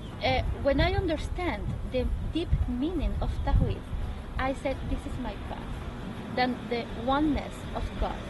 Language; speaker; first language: English; non-native, fluent; Spanish